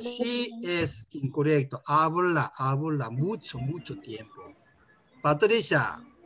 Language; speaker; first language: Spanish; non-native, learner; Korean